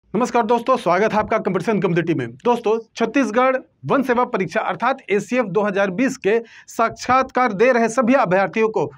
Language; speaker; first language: Hindi; native; Hindi